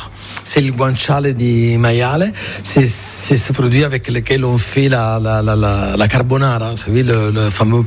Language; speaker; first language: French; non-native, fluent; Italian